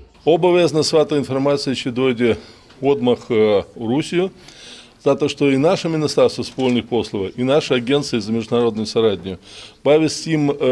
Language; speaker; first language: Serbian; non-native, learner; Russian